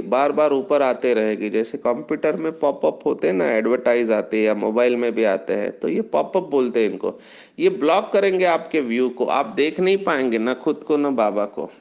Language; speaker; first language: Hindi; non-native, local second language; Marathi